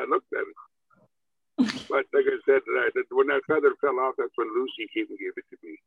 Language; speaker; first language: English; non-native, fluent; Cree